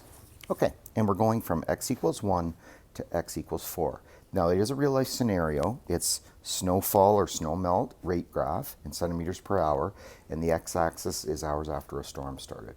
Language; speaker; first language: English; native; English